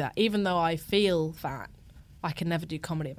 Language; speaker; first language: English; native; English